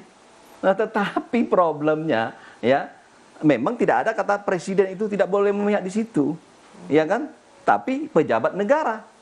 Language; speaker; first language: Indonesian; native; Indonesian